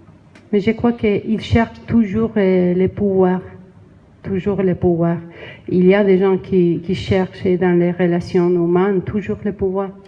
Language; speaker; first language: French; non-native, learner; Spanish